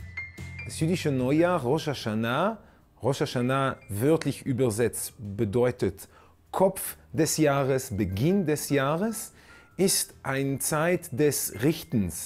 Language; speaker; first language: German; non-native, fluent; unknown